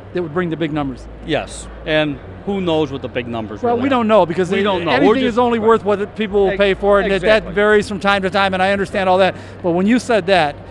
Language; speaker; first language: English; native; English